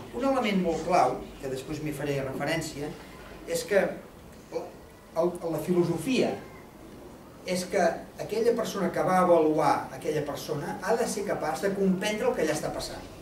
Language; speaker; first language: Catalan; native; Catalan